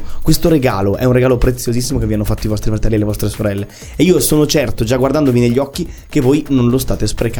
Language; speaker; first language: Italian; native; Italian